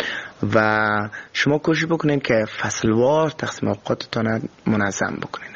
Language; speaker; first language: Persian; native; Persian